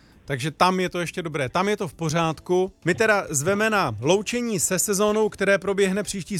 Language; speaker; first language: Czech; native; Czech